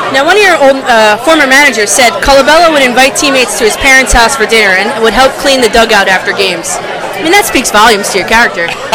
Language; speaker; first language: English; native; English